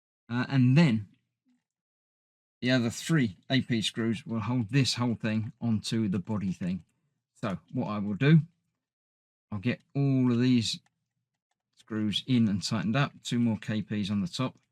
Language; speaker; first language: English; native; English